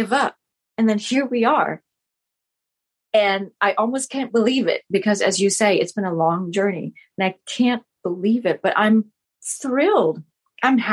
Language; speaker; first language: English; non-native, fluent; Vietnamese